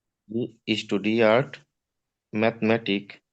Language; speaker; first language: German; non-native, learner; Bangla